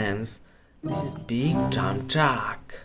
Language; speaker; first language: English; non-native, learner; Indonesian